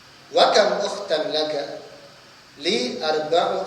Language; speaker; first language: Arabic; non-native, fluent; Indonesian